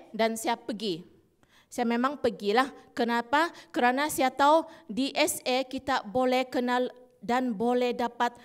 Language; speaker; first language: Malay; native; Malay